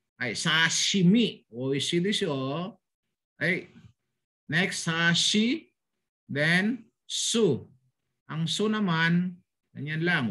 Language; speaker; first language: Filipino; native; Filipino